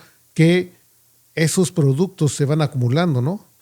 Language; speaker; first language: Spanish; native; Spanish